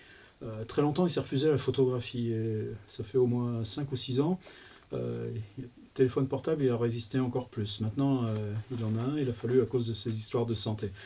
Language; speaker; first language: French; native; French